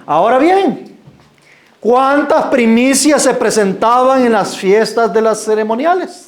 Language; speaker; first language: Spanish; native; Spanish